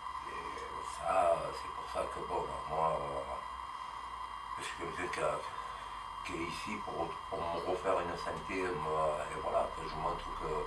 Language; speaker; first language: French; native; French